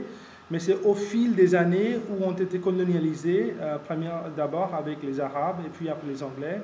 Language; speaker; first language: French; non-native, fluent; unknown